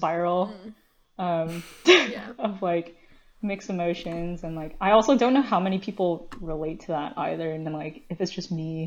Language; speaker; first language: English; early bilingual, other home language; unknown